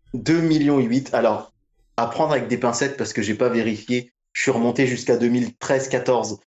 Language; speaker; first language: French; native; French